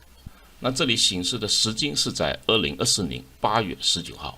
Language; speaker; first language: Chinese; native; Chinese